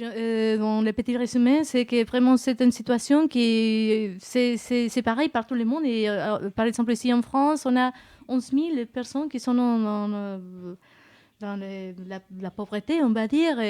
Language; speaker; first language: French; non-native, fluent; Spanish